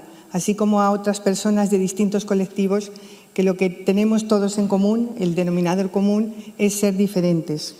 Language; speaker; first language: Spanish; native; Spanish